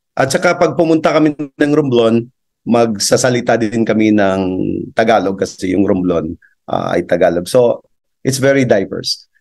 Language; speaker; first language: Filipino; non-native, local second language; Cebuano